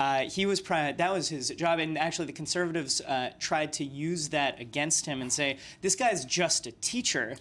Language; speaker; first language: English; native; English